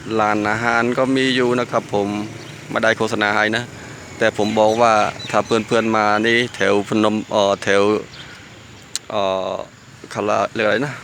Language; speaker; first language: Thai; non-native, fluent; Khmer